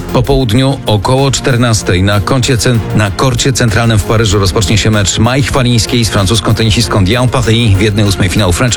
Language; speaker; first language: Polish; native; Polish